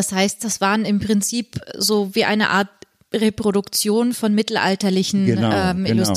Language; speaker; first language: German; native; German